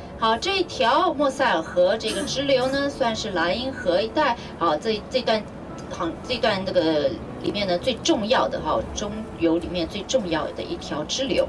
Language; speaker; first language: Chinese; native; Chinese